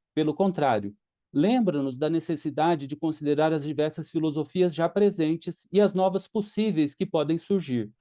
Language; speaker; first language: Portuguese; native; Portuguese